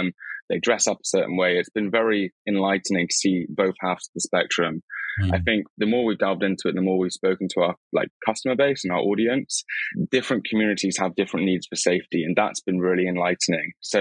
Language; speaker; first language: English; native; English